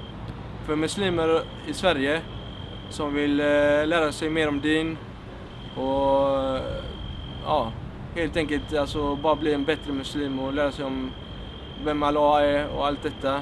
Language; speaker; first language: Swedish; early bilingual, other home language; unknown